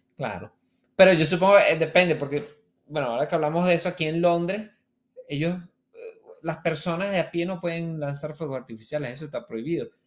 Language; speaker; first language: Spanish; native; Spanish